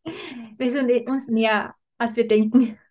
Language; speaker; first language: German; native; German